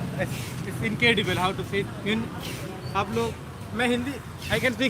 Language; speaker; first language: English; non-native, learner; Hindi